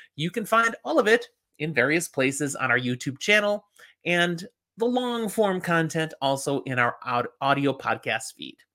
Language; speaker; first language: English; native; English